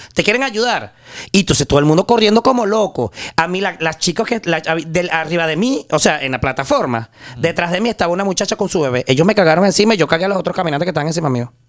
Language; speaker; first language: Spanish; native; Spanish